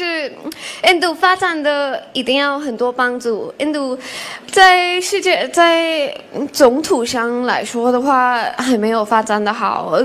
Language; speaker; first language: Chinese; non-native, learner; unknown